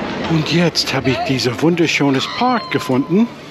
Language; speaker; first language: German; non-native, learner; English